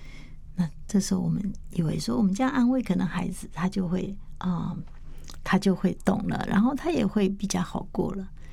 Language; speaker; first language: Chinese; native; Chinese